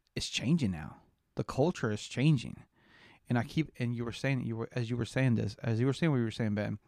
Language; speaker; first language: English; native; English